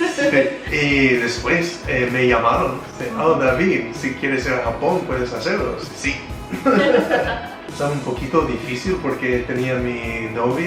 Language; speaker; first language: Spanish; non-native, fluent; English